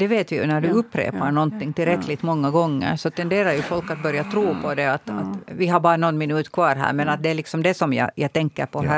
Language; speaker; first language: Swedish; native; Swedish